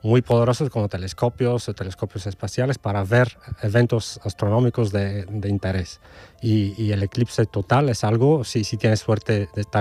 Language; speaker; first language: Spanish; non-native, fluent; Bulgarian